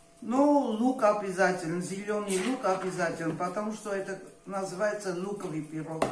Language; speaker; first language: Russian; non-native, fluent; Armenian